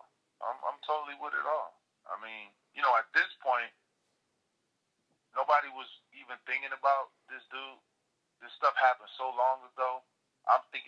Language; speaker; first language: English; native; English